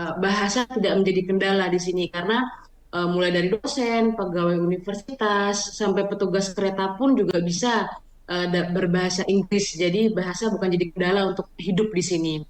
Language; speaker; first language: Indonesian; native; Indonesian